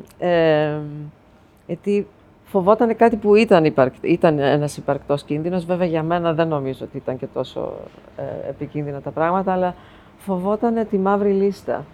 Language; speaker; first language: Greek; early bilingual, heritage; Greek